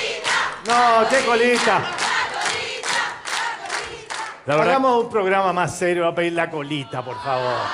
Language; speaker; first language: Spanish; native; Spanish